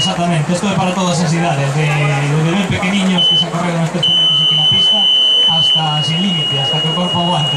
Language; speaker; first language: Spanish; native; Spanish